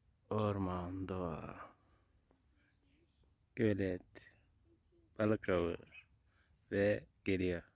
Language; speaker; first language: Turkish; native; Turkish